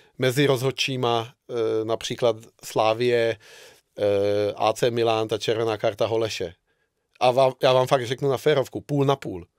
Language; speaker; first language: Czech; non-native, fluent; Hungarian